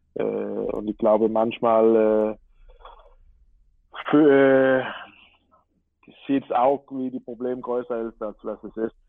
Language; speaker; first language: German; non-native, fluent; Danish